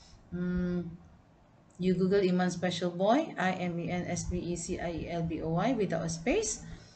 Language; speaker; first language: English; non-native, local second language; Malay